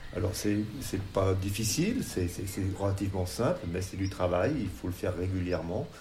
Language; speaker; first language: French; native; French